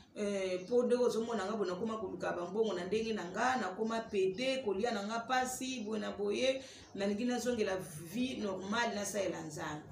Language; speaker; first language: Lingala; native; Lingala